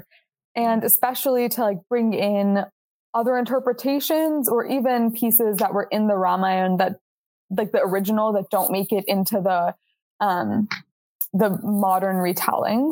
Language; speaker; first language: English; native; English